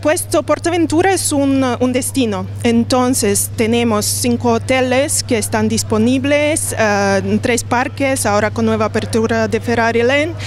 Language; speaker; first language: Spanish; non-native, learner; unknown